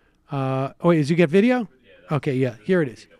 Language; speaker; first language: English; native; English